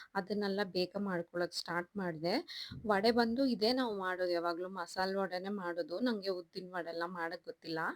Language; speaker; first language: Kannada; native; Kannada